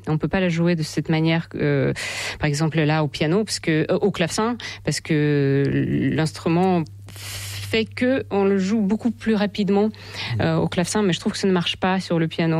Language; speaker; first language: French; non-native, fluent; Russian